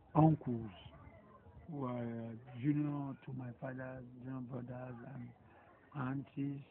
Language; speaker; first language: English; non-native, local second language; Yoruba